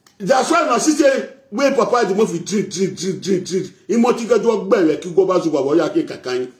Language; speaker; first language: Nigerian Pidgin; non-native, local second language; Bini